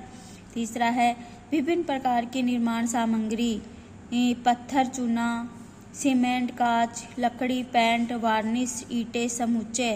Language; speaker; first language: Hindi; native; Hindi